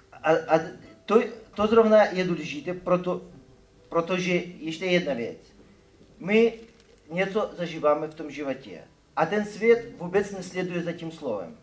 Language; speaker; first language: Czech; non-native, fluent; Ukrainian